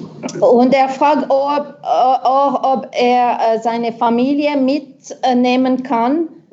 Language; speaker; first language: German; non-native, local second language; French